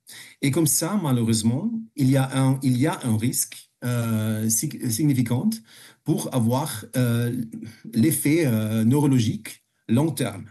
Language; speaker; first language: French; non-native, fluent; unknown